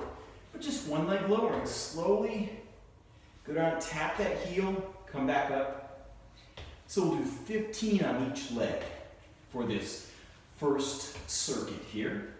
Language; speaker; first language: English; native; English